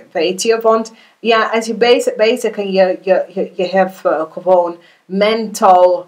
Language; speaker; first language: Dutch; non-native, learner; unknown